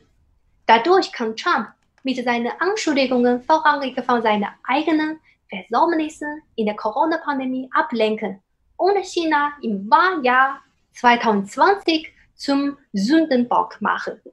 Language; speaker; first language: German; non-native, fluent; Chinese